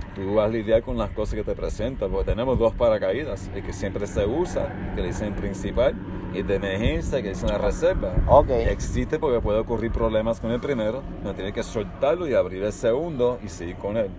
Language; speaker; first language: Spanish; early bilingual, heritage; Spanish